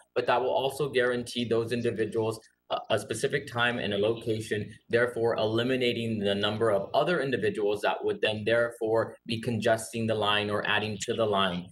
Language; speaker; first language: English; early bilingual, other home language; Spanish